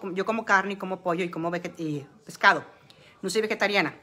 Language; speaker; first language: Spanish; native; Spanish